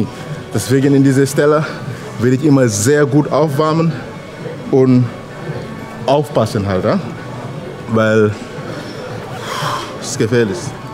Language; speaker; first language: German; non-native, fluent; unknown